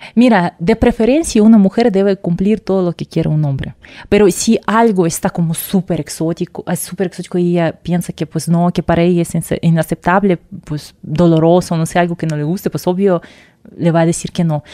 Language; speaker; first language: Spanish; non-native, fluent; Russian